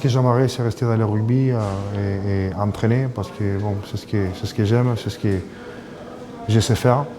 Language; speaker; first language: French; non-native, fluent; Spanish